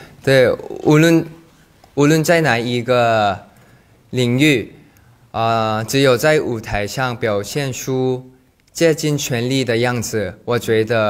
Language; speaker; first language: Chinese; non-native, learner; Thai